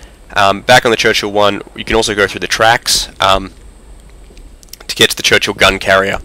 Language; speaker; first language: English; native; English